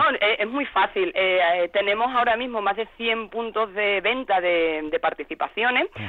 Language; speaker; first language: Spanish; native; Spanish